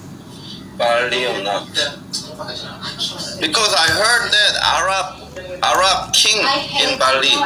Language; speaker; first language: English; non-native, learner; Korean